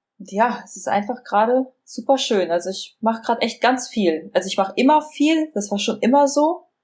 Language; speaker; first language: German; native; German